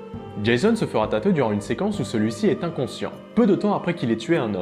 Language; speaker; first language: French; native; French